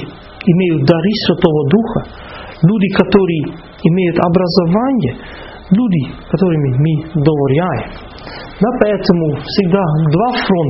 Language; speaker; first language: Russian; non-native, fluent; Dutch